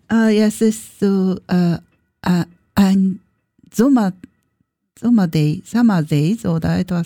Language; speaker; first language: German; non-native, learner; Japanese